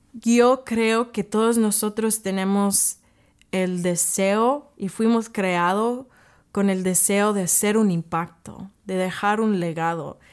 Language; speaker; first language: Spanish; early bilingual, other home language; English